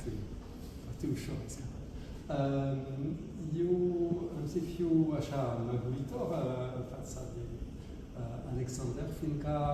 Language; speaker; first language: Romanian; non-native, fluent; French